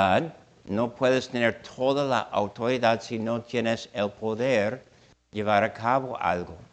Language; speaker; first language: Spanish; non-native, fluent; English